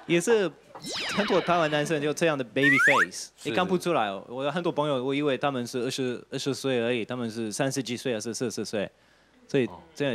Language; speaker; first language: Chinese; non-native, learner; French